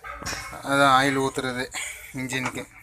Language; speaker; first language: Tamil; native; Tamil